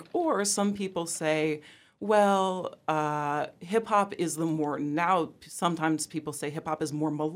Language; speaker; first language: English; native; English